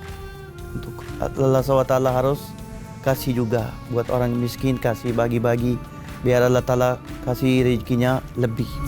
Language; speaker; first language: Indonesian; non-native, learner; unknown